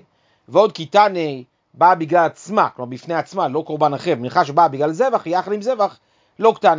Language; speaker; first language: Hebrew; native; Hebrew